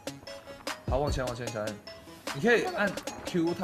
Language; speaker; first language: Chinese; native; Chinese